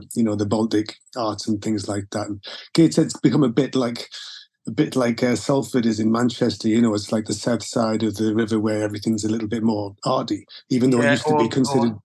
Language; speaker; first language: English; native; English